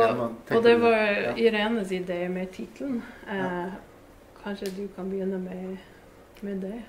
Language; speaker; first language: Norwegian; non-native, fluent; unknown